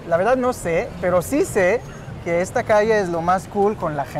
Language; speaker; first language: Spanish; non-native, fluent; Hebrew